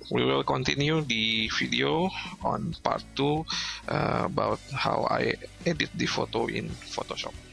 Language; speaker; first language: English; non-native, learner; Indonesian